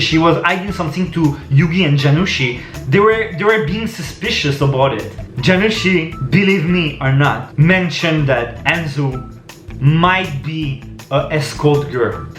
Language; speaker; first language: English; non-native, fluent; French